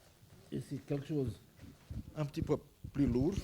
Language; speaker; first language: French; non-native, fluent; Portuguese